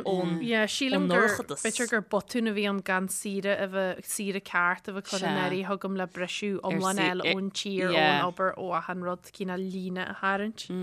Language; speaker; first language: Irish; native; Irish